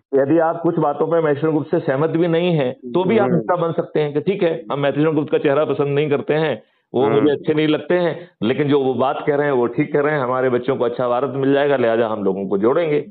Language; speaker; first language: Hindi; native; Hindi